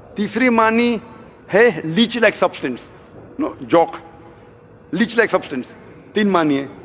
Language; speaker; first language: Hindi; non-native, local second language; Konkani